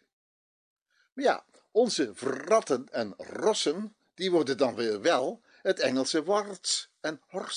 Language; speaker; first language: Dutch; native; Dutch